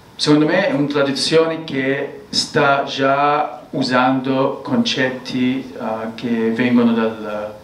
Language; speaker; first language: Italian; non-native, learner; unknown